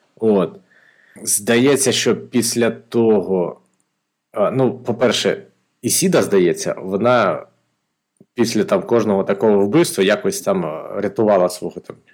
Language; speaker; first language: Ukrainian; non-native, local second language; Russian